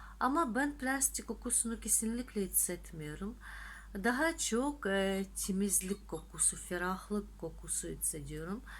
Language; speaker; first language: Turkish; non-native, fluent; Russian